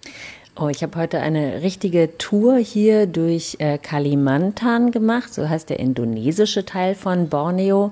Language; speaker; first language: German; native; German